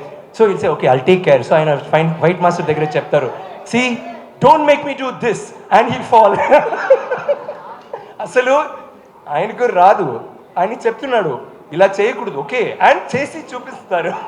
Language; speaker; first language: Telugu; non-native, local second language; Tamil